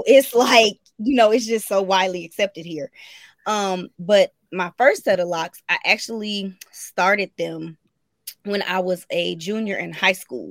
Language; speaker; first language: English; native; English